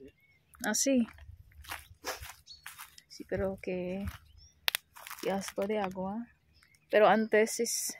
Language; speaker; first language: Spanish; non-native, learner; Filipino